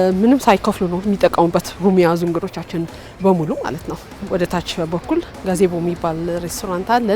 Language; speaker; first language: Amharic; native; Amharic